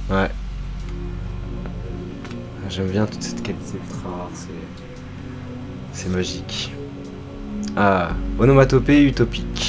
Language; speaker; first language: French; native; French